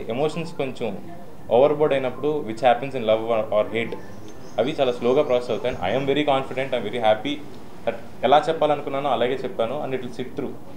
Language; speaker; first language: Telugu; native; Telugu